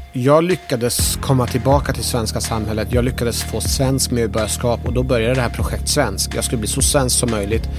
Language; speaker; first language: Swedish; early bilingual, other home language; Persian